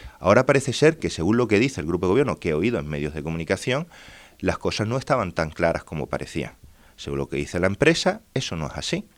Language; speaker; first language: Spanish; native; Spanish